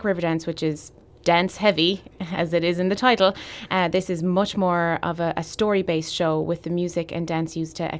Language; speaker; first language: English; native; English